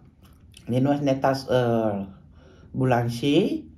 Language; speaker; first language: Dutch; non-native, local second language; Caribbean Hindustani